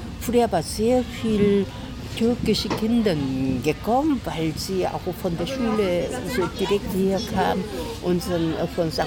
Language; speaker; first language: German; non-native, learner; Korean